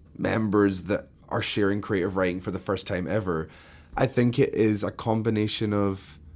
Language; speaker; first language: English; native; English